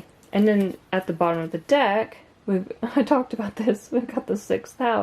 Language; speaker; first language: English; native; English